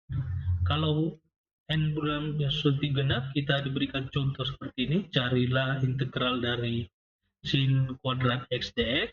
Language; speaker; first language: Indonesian; native; Indonesian